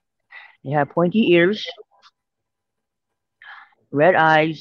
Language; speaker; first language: English; native; English